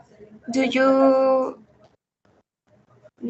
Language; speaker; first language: English; non-native, learner; Spanish